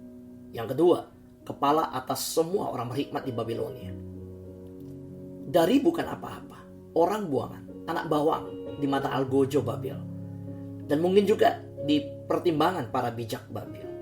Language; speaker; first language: Indonesian; native; Indonesian